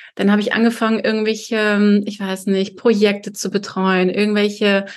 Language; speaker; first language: German; early bilingual, heritage; Russian